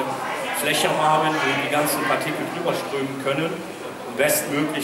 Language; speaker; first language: German; native; German